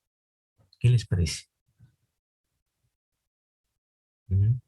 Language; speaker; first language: Spanish; native; Spanish